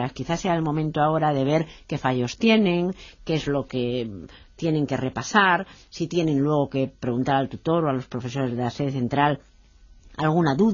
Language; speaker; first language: Spanish; native; Spanish